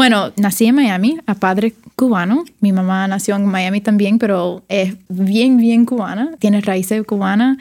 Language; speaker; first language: Spanish; early bilingual, other home language; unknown